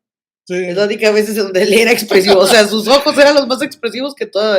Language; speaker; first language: Spanish; native; Spanish